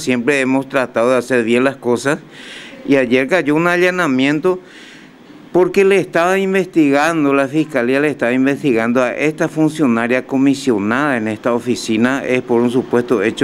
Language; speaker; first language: Spanish; native; Spanish